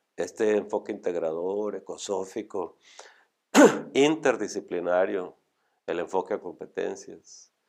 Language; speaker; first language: Spanish; native; Spanish